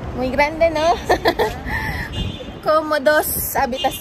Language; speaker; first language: Spanish; non-native, learner; Filipino